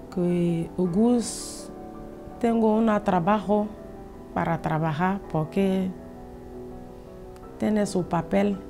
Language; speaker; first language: Spanish; non-native, learner; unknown